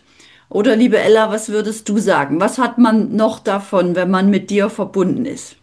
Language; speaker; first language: German; native; German